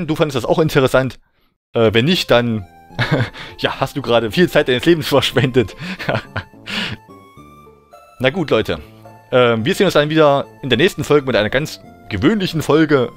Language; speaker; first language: German; native; German